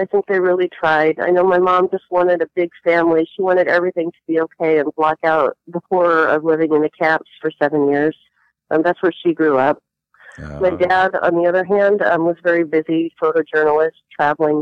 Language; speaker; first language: English; early bilingual, other home language; Latvian